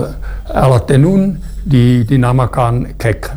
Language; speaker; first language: Indonesian; non-native, fluent; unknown